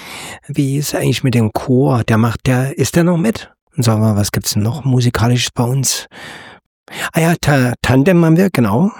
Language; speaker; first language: German; native; German